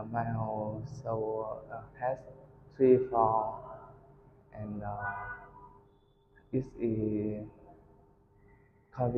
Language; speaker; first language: English; non-native, learner; Vietnamese